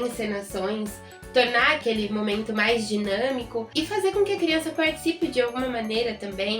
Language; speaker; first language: Portuguese; native; Portuguese